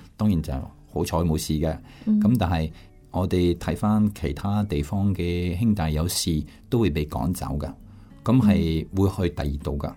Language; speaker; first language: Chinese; non-native, fluent; French